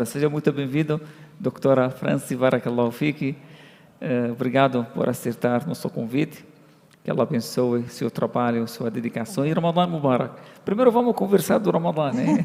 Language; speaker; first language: Portuguese; non-native, fluent; Arabic